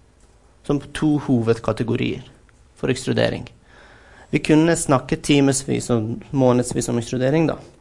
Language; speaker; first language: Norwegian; non-native, fluent; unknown